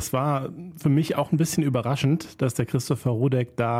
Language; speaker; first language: German; native; German